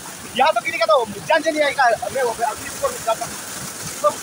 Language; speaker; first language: Hindi; non-native, local second language; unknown